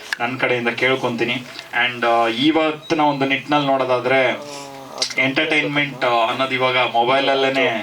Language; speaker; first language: Kannada; native; Kannada